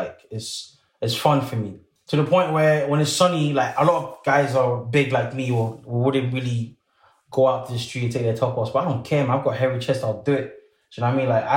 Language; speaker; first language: English; early bilingual, other home language; French